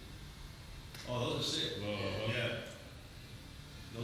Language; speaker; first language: English; native; English